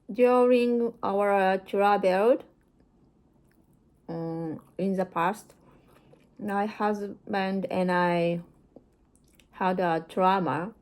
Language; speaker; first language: English; non-native, learner; Japanese